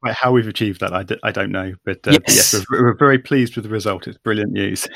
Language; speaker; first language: English; native; English